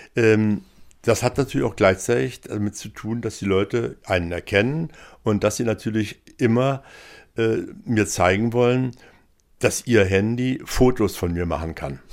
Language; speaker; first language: German; native; German